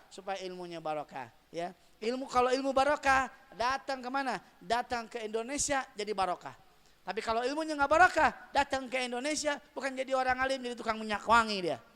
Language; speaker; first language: Indonesian; native; Indonesian